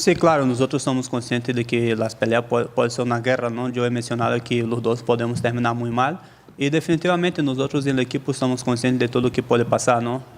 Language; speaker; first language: Spanish; native; Spanish